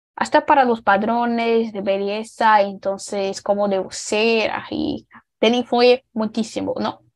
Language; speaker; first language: Spanish; non-native, learner; Portuguese